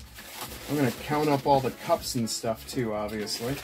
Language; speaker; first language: English; native; English